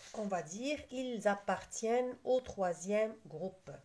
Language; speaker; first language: French; non-native, local second language; Arabic